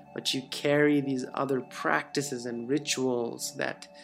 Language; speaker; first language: English; non-native, fluent; Bangla